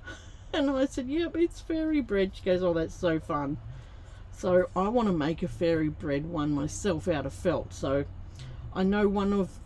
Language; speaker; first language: English; native; English